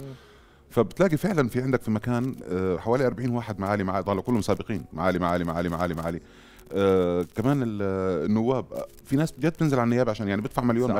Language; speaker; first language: Arabic; native; Arabic